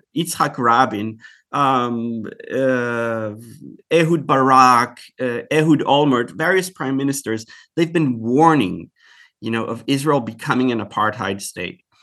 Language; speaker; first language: English; early bilingual, other home language; Hebrew